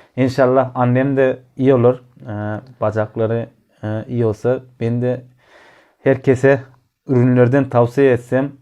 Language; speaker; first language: Turkish; non-native, learner; Turkmen